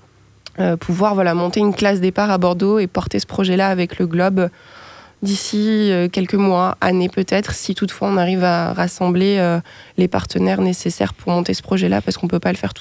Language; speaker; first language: French; native; French